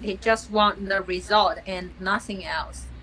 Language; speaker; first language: English; non-native, fluent; Chinese